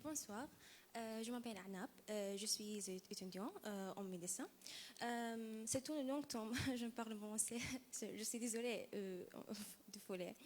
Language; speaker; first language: French; non-native, learner; Arabic